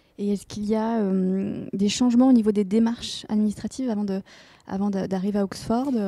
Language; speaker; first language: French; native; French